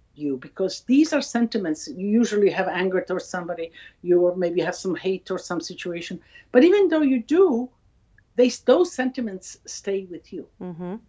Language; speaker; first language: English; non-native, fluent; Italian